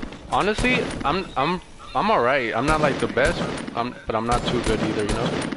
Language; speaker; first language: English; non-native, fluent; Spanish